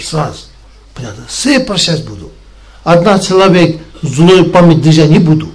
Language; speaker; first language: Russian; non-native, learner; Tibetan